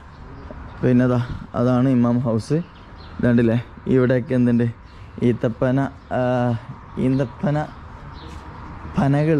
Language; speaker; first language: Malayalam; native; Malayalam